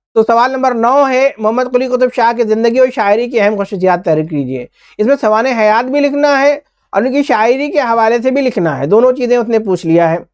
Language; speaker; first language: Urdu; native; Urdu